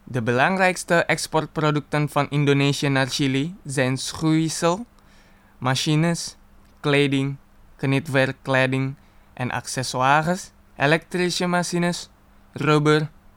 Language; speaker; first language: Dutch; non-native, fluent; Indonesian